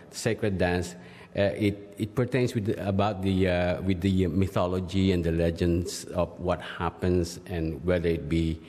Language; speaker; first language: English; non-native, local second language; Filipino